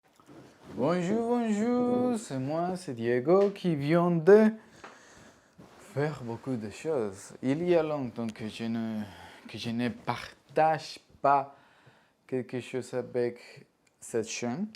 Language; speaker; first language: French; non-native, learner; Spanish